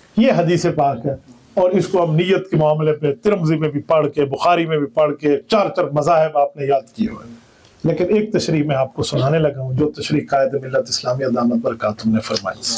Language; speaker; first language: Urdu; non-native, local second language; Punjabi